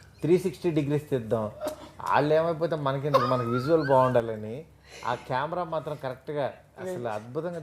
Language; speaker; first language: Telugu; native; Telugu